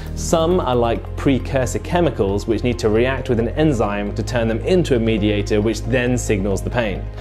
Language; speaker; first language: English; native; English